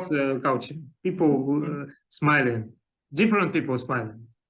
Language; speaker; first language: English; non-native, learner; Russian